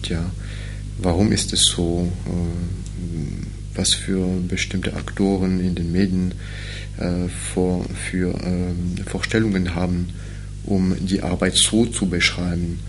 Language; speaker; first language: German; non-native, fluent; French